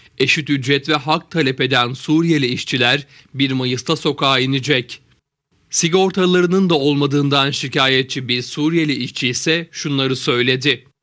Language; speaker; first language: Turkish; native; Turkish